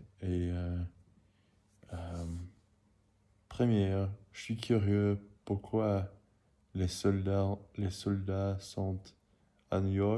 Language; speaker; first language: French; non-native, learner; English